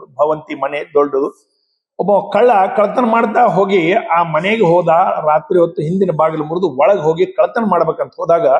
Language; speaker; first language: Kannada; native; Kannada